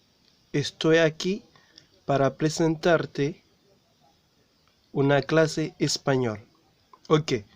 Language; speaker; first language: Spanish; non-native, learner; Haitian Creole